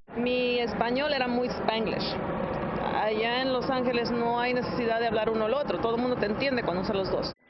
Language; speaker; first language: Spanish; early bilingual, heritage; Spanish